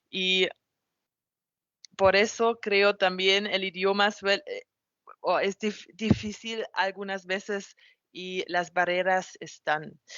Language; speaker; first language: Spanish; non-native, fluent; German